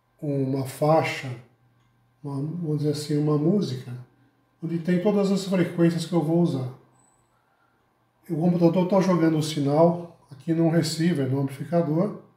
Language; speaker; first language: Portuguese; native; Portuguese